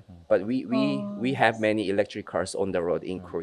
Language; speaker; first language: English; non-native, fluent; Korean